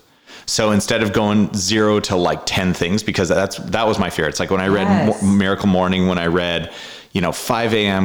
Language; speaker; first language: English; native; English